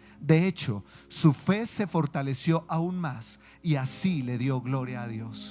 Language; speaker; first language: Spanish; native; Spanish